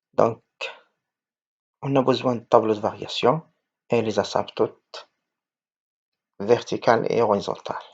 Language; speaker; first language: French; non-native, local second language; Arabic